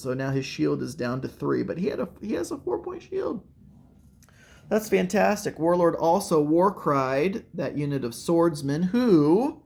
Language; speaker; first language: English; native; English